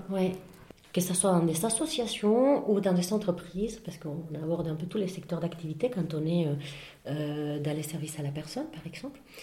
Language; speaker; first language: French; non-native, fluent; Spanish